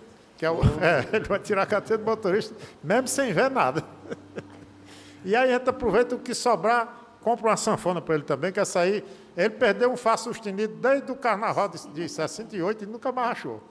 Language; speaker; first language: Portuguese; native; Portuguese